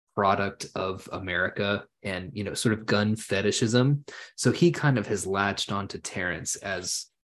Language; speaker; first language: English; early bilingual, other home language; German